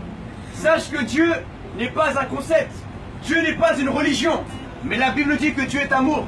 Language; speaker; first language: French; non-native, fluent; Spanish